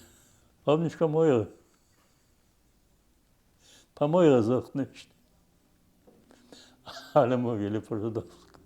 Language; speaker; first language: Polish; non-native, local second language; Yiddish